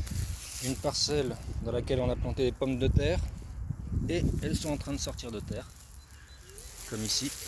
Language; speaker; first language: French; native; French